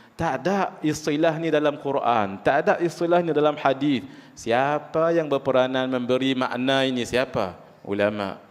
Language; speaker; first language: Malay; native; Malay